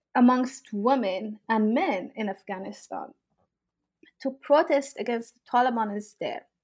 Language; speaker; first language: English; non-native, fluent; Persian